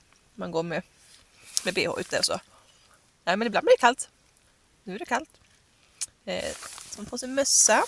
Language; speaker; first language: Swedish; native; Swedish